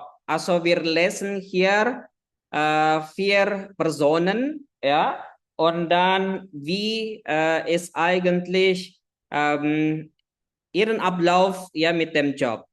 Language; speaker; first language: German; non-native, fluent; Indonesian